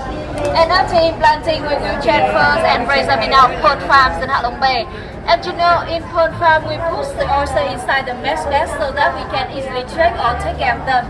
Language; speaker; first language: English; non-native, fluent; Vietnamese